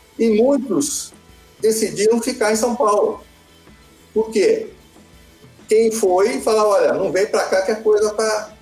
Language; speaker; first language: Portuguese; early bilingual, other home language; Italian